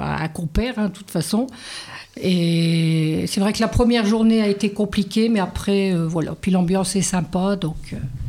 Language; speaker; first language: French; native; French